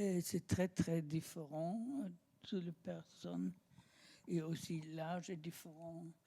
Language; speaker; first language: French; non-native, learner; German